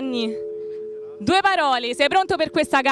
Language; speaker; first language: Italian; native; Italian